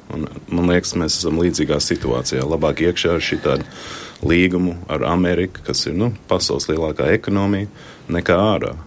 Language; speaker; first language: Latvian; early bilingual, heritage; Latvian